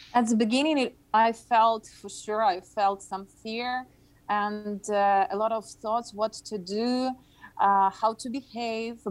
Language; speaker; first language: English; non-native, fluent; Ukrainian